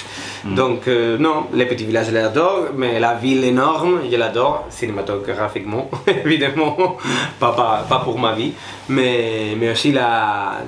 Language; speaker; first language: French; non-native, fluent; Spanish